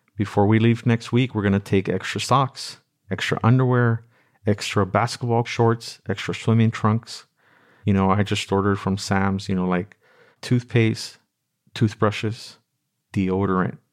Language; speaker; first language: English; native; English